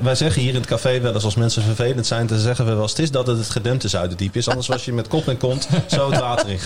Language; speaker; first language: Dutch; native; Dutch